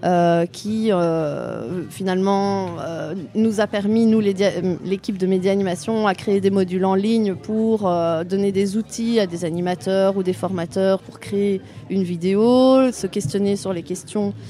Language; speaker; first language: French; native; French